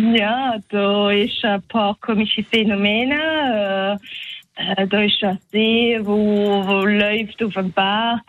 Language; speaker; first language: German; non-native, local second language; French